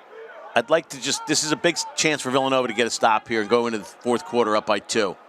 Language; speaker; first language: English; native; English